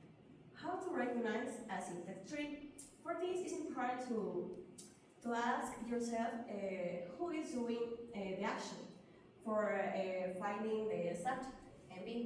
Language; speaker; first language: English; non-native, learner; Spanish